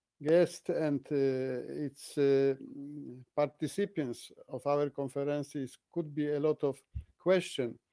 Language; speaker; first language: English; non-native, fluent; Polish